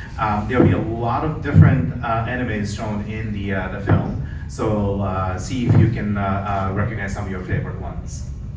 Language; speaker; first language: English; non-native, fluent; Japanese